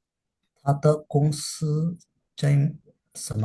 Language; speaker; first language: Chinese; non-native, learner; Indonesian